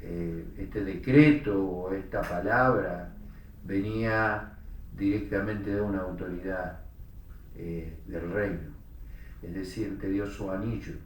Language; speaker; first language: Spanish; native; Spanish